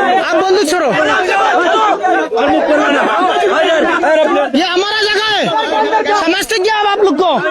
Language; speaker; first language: Hindi; non-native, learner; Bangla